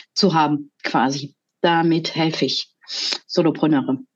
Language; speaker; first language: German; non-native, fluent; French